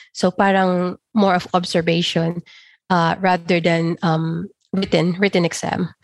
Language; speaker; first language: English; non-native, local second language; Filipino